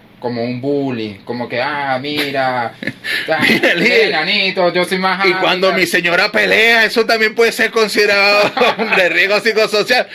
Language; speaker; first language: Spanish; native; Spanish